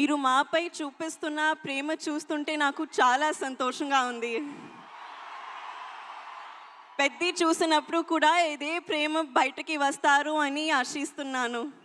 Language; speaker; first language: Telugu; non-native, learner; Hindi